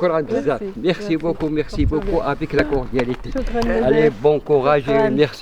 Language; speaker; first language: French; non-native, learner; Arabic